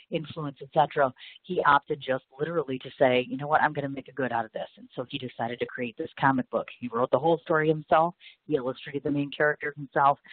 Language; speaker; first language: English; native; English